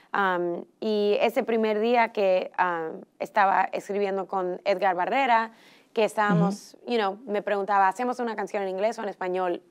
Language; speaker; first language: Spanish; early bilingual, heritage; Spanish